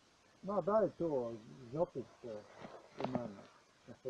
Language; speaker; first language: Polish; non-native, learner; Slovenian